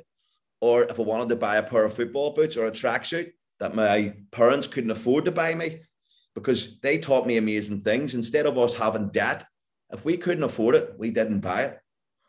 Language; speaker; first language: English; native; English